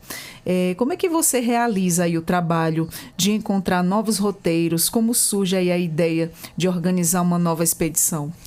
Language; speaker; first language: Portuguese; native; Portuguese